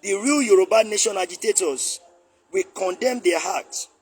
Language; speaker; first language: English; non-native, local second language; Yoruba